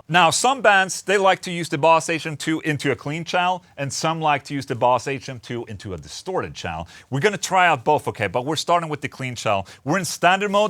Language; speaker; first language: English; non-native, fluent; Swedish